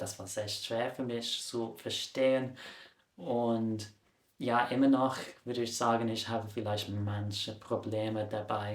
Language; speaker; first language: German; non-native, fluent; English